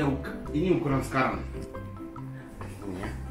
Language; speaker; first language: Indonesian; non-native, fluent; Japanese